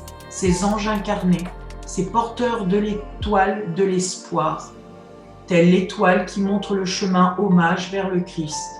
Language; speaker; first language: French; native; French